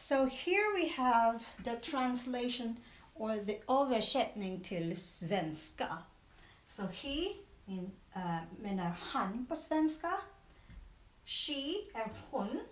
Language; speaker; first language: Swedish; non-native, learner; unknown